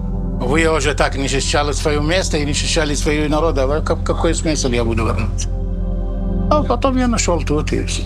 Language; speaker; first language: Russian; non-native, learner; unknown